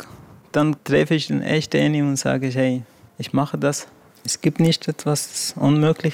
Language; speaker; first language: German; non-native, fluent; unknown